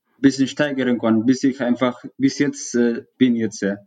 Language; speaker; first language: German; non-native, learner; Tigrinya